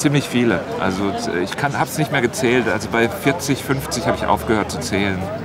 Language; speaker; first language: German; native; German